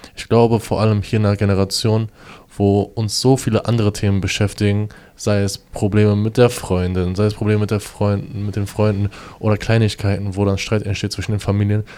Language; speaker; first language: German; native; German